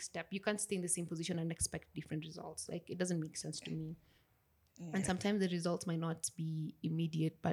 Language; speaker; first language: English; non-native, local second language; Swahili